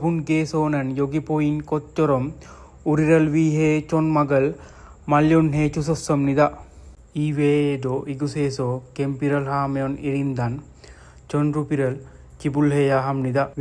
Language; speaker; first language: Korean; non-native, learner; Sinhala